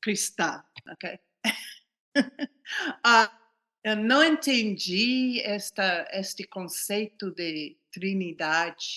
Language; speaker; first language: Portuguese; non-native, fluent; English